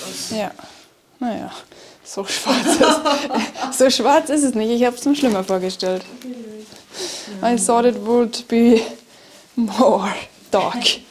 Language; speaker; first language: German; native; German